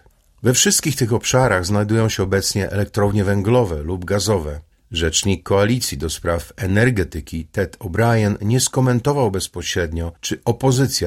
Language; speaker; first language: Polish; native; Polish